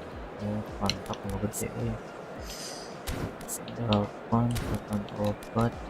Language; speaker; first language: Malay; non-native, local second language; Sundanese